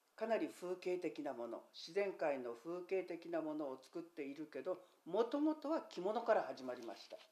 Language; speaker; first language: Japanese; native; Japanese